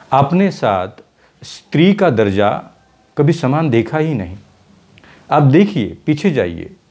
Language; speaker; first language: Hindi; non-native, local second language; Marathi